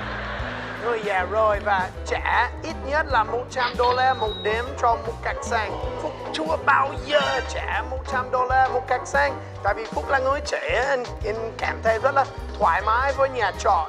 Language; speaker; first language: Vietnamese; non-native, learner; English